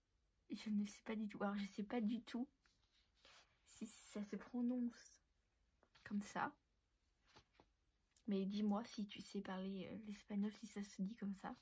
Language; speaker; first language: French; native; French